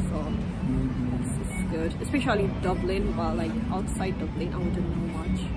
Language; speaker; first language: English; early bilingual, other home language; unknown